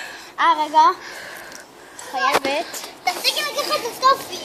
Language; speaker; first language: Hebrew; native; Hebrew